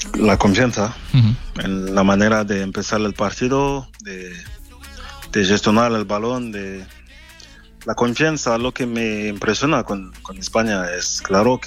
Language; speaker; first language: Spanish; non-native, fluent; French